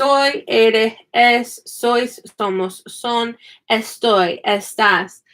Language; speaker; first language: Spanish; non-native, fluent; English